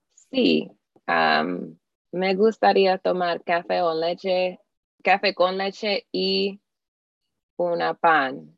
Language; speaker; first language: Spanish; non-native, learner; English